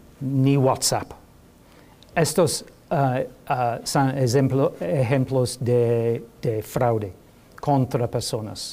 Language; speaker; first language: Spanish; non-native, learner; English